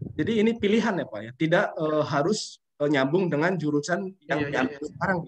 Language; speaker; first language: Indonesian; native; Indonesian